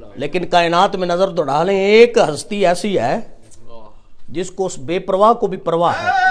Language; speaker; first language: Urdu; non-native, local second language; Punjabi